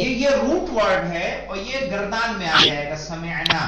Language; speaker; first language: Urdu; native; Urdu